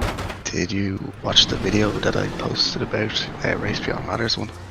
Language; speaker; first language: English; native; English